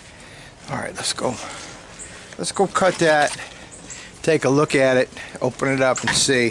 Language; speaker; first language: English; native; English